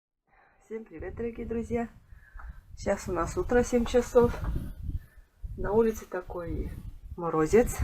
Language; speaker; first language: Russian; native; Russian